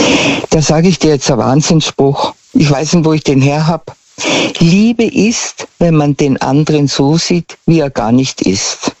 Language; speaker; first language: German; native; German